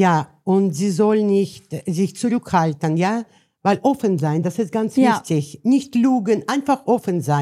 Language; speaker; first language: German; non-native, learner; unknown